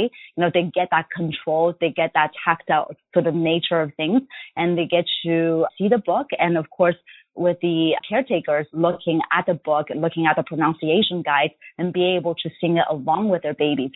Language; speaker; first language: English; non-native, fluent; Chinese